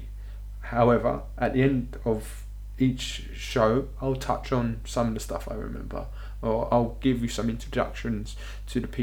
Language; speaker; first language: English; native; English